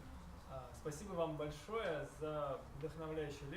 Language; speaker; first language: Russian; native; Russian